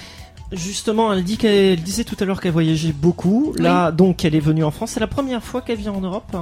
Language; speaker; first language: French; native; French